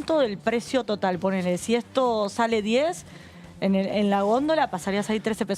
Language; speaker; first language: Spanish; native; Spanish